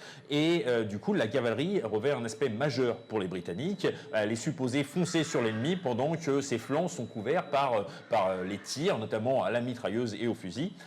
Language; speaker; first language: French; native; French